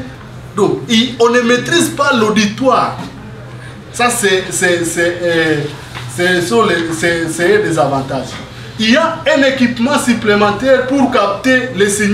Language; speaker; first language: French; non-native, local second language; Swahili